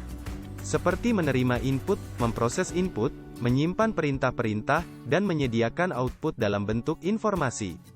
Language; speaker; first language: Indonesian; native; Indonesian